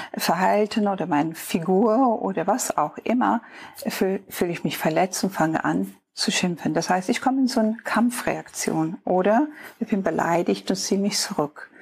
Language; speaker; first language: German; non-native, fluent; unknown